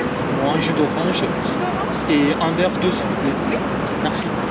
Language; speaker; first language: French; non-native, fluent; Italian